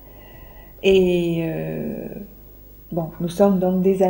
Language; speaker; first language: French; native; French